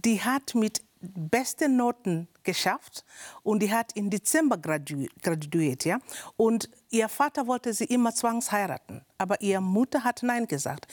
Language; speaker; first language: German; non-native, learner; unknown